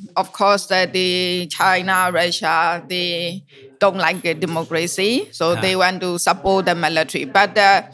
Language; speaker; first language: English; non-native, learner; Burmese